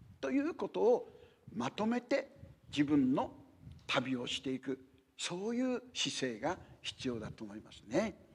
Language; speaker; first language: Japanese; native; Japanese